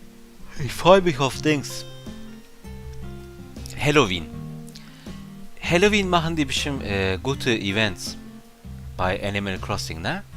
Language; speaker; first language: German; non-native, fluent; Japanese